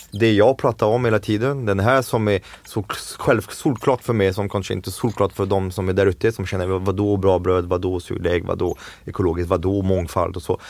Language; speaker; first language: Swedish; non-native, fluent; French